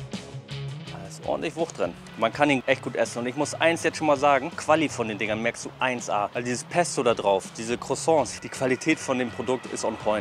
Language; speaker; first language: German; native; German